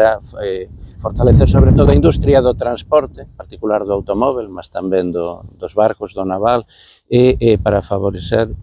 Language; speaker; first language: Galician; native; Galician